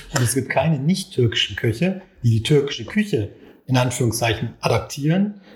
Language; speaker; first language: German; non-native, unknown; Turkish